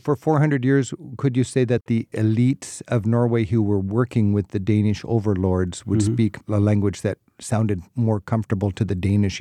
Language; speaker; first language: English; native; English